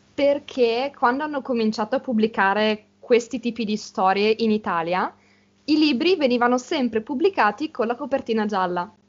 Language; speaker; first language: Italian; native; Italian